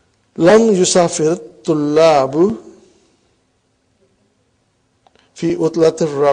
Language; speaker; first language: Arabic; non-native, fluent; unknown